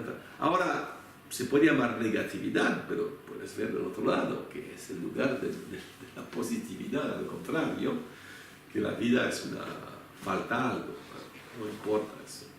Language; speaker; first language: Spanish; non-native, fluent; French